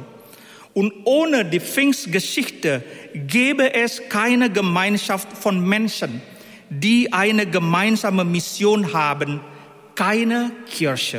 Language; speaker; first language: German; non-native, fluent; Indonesian